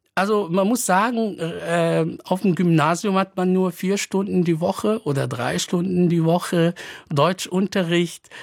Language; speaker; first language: German; non-native, fluent; Arabic